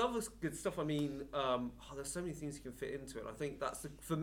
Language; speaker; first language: English; native; English